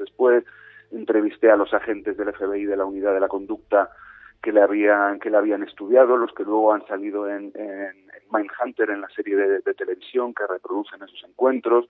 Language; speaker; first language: Spanish; native; Spanish